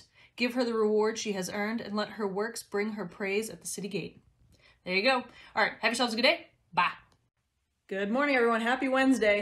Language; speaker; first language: English; native; English